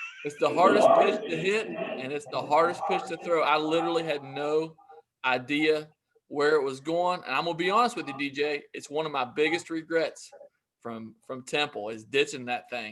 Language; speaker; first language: English; native; English